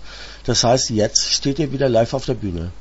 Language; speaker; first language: German; native; German